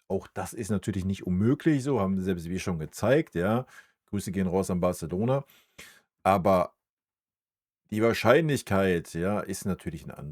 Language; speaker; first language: German; native; German